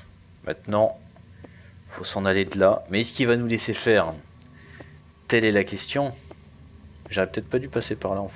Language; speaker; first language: French; native; French